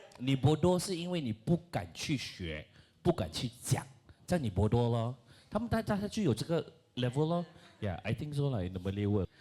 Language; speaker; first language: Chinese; non-native, local second language; Malay